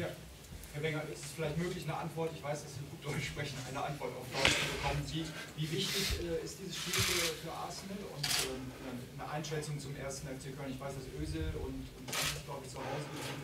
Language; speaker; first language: German; native; German